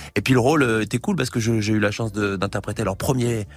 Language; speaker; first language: French; native; French